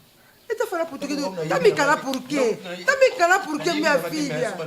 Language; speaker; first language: Portuguese; non-native, learner; Lingala